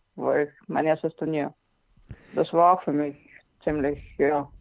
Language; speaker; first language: German; non-native, fluent; Latvian